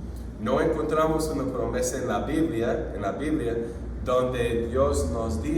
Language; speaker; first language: Spanish; non-native, fluent; English